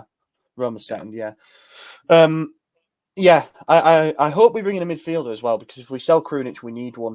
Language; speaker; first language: English; native; English